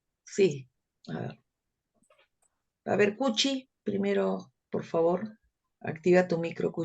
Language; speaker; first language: Spanish; native; Spanish